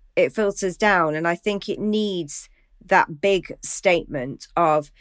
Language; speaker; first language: English; native; English